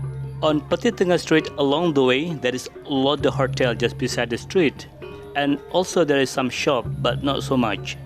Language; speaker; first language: English; non-native, local second language; Indonesian